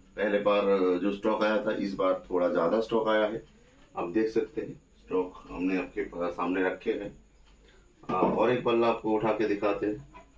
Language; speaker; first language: Hindi; non-native, local second language; Bangla